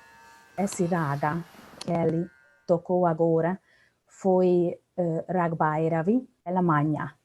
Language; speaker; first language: Portuguese; non-native, fluent; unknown